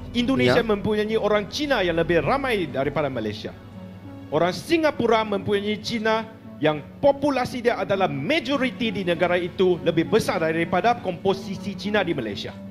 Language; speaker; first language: Malay; non-native, local second language; Chinese